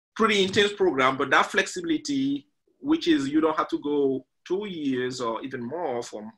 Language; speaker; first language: English; non-native, fluent; French